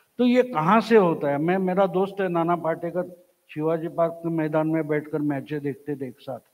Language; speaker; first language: Hindi; non-native, local second language; Marathi